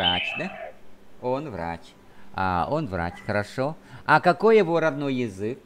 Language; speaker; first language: Russian; non-native, fluent; Vietnamese